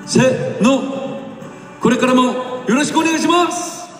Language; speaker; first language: Japanese; non-native, learner; Korean